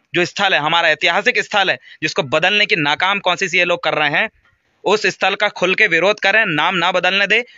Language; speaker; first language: Hindi; native; Hindi